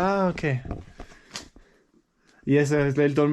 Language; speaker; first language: Spanish; non-native, learner; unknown